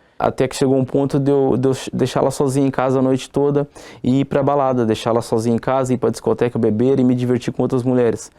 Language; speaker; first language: Portuguese; native; Portuguese